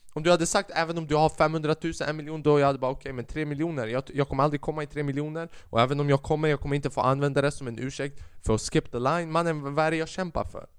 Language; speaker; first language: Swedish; early bilingual, other home language; Albanian